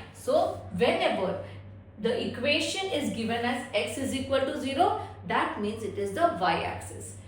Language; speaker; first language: English; non-native, local second language; Hindi